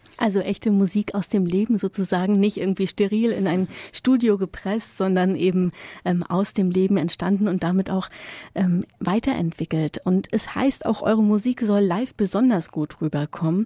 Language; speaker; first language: German; native; German